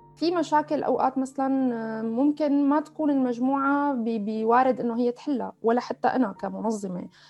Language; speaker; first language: Arabic; native; Arabic